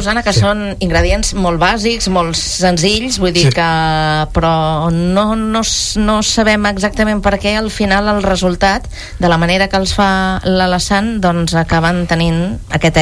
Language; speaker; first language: Catalan; native; Catalan